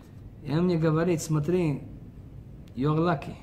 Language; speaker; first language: Russian; early bilingual, heritage; Russian